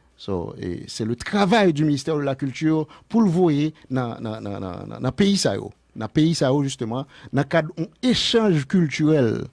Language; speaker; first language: French; non-native, local second language; Haitian Creole